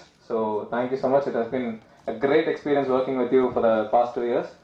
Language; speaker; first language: Tamil; native; Tamil